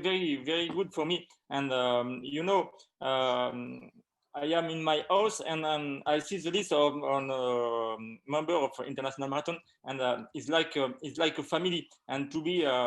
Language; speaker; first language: English; non-native, learner; French